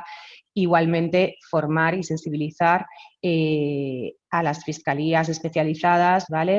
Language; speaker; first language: Spanish; native; Spanish